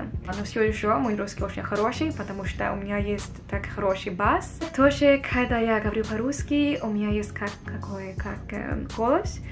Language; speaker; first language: Russian; non-native, fluent; Swedish